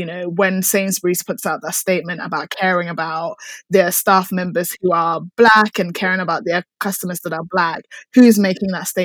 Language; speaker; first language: English; non-native, local second language; Akan